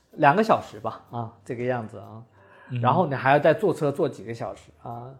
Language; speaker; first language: Chinese; native; Chinese